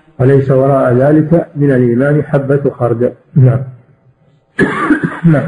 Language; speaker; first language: Arabic; native; Arabic